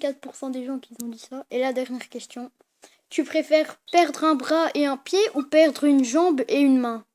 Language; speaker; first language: French; native; French